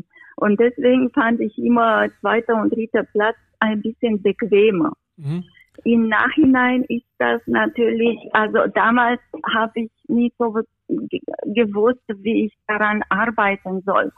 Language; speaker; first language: German; non-native, fluent; Romanian